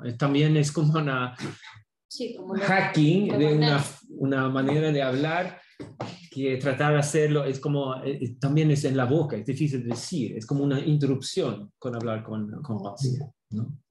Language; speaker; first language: Spanish; non-native, fluent; Swedish